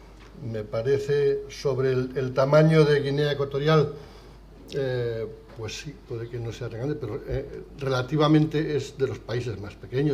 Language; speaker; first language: Spanish; native; Spanish